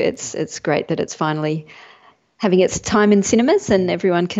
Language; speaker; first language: English; native; English